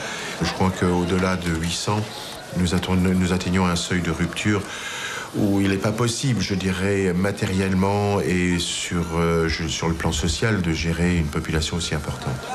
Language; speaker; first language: French; native; French